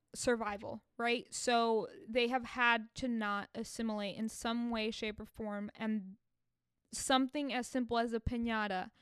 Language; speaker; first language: English; early bilingual, other home language; Spanish